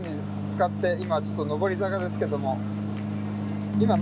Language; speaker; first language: Japanese; native; Japanese